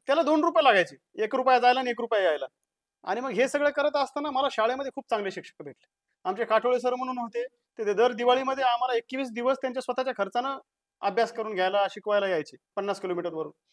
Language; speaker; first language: Marathi; native; Marathi